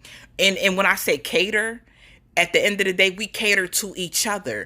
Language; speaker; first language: English; native; English